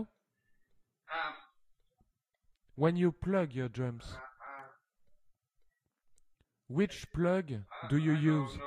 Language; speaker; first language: English; non-native, learner; French